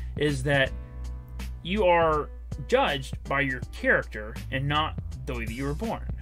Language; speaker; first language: English; native; English